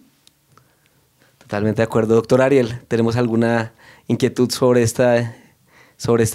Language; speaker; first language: Spanish; native; Spanish